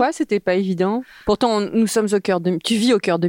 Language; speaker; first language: French; native; French